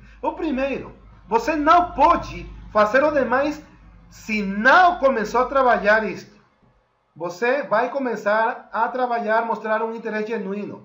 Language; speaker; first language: Portuguese; non-native, fluent; Spanish